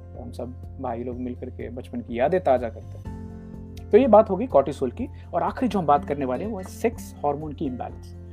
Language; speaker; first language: Hindi; native; Hindi